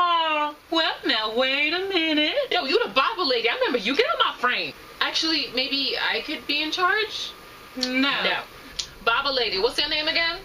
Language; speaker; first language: English; native; English